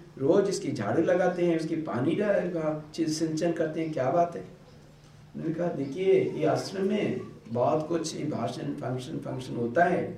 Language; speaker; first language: Hindi; non-native, local second language; Bangla